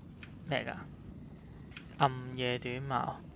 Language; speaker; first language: Chinese; native; Chinese